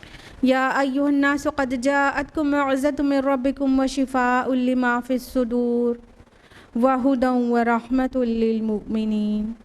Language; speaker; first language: Urdu; native; Urdu